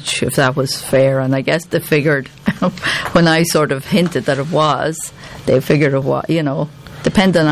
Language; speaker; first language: English; native; English